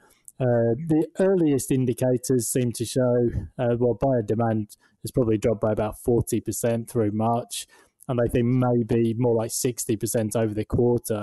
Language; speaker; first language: English; native; English